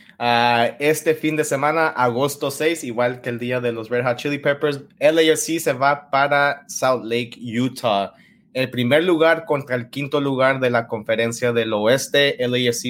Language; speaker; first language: Spanish; early bilingual, heritage; Spanish